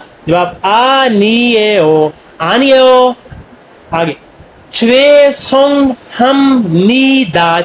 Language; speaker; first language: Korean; non-native, fluent; Urdu